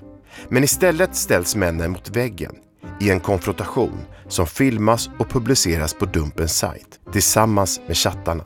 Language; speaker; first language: Swedish; native; Swedish